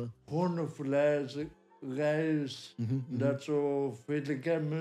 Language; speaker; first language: German; non-native, learner; Polish